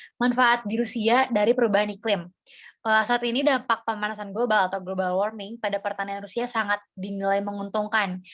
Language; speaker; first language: Indonesian; native; Indonesian